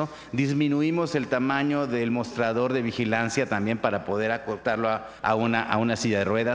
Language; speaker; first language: Spanish; native; Spanish